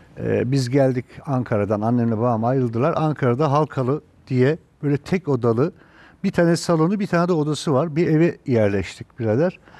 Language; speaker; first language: Turkish; native; Turkish